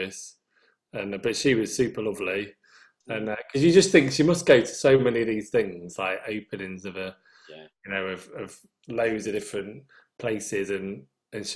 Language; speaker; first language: English; native; English